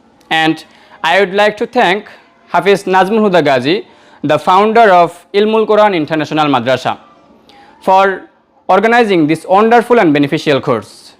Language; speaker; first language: English; non-native, local second language; Bangla